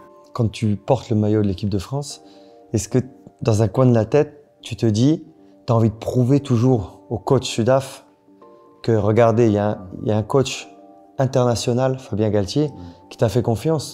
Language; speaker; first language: French; native; French